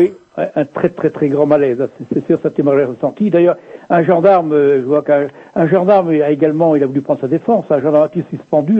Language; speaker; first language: French; native; French